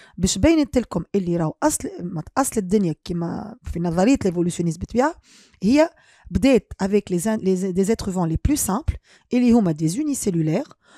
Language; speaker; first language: French; non-native, local second language; Arabic